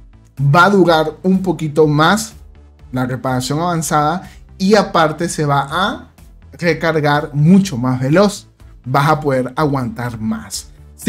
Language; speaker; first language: Spanish; native; Spanish